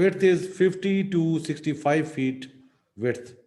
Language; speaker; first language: English; non-native, local second language; Urdu